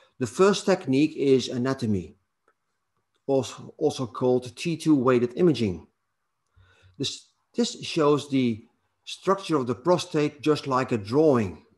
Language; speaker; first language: English; non-native, fluent; Dutch